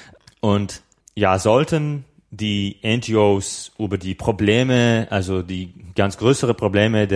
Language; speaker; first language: German; non-native, fluent; Slovak